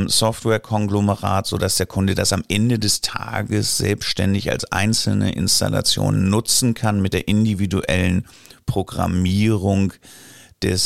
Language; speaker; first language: German; native; German